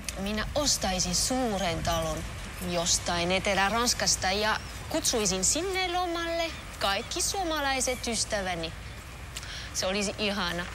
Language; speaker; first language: Finnish; non-native, fluent; French